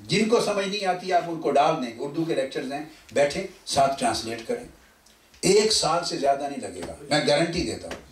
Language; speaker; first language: Urdu; non-native, local second language; Punjabi